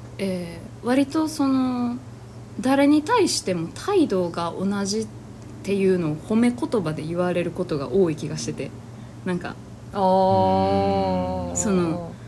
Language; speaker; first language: Japanese; native; Japanese